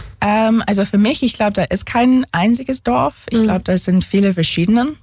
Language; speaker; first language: German; non-native, fluent; English